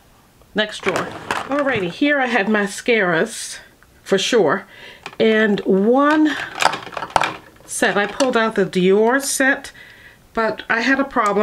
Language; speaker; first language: English; native; English